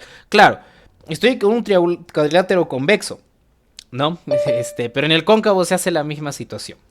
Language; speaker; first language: Spanish; native; Spanish